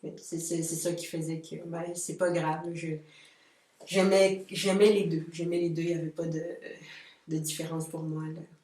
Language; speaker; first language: French; early bilingual, other home language; Lingala